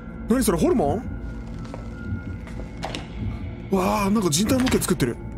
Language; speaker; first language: Japanese; native; Japanese